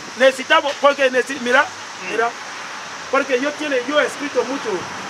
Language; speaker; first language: Spanish; non-native, learner; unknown